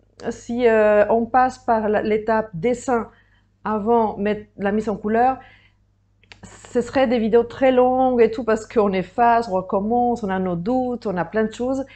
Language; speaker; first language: French; native; French